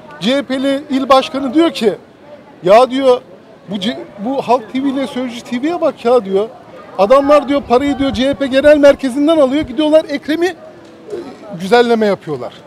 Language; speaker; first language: Turkish; native; Turkish